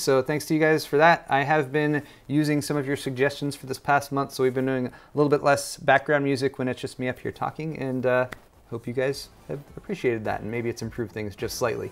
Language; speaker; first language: English; native; English